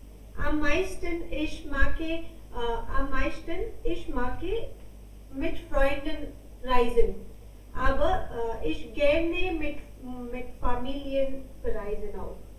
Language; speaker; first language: German; non-native, learner; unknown